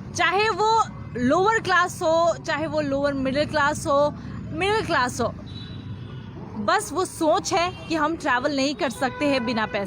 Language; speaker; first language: Hindi; native; Hindi